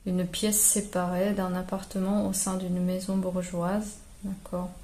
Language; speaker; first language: French; non-native, fluent; Japanese